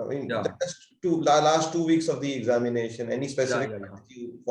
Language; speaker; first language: English; non-native, local second language; Hindi